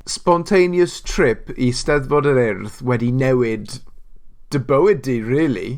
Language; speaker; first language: Welsh; non-native, local second language; English